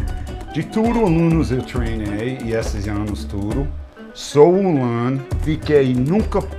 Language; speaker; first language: Portuguese; non-native, learner; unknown